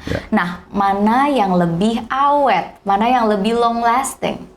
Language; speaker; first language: Indonesian; native; Indonesian